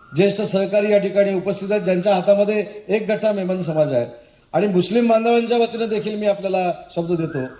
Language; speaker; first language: Marathi; native; Marathi